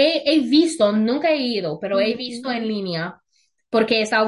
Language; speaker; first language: Spanish; non-native, learner; English